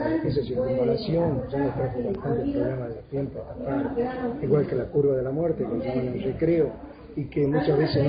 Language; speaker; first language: Spanish; native; Spanish